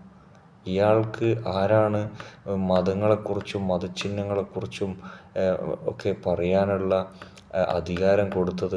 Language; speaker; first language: Malayalam; native; Malayalam